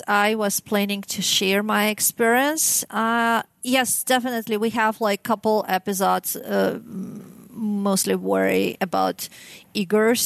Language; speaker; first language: English; non-native, fluent; Russian